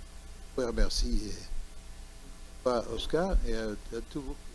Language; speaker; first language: French; non-native, learner; Spanish